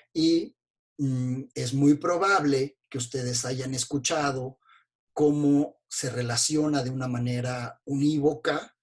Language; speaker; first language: Spanish; native; Spanish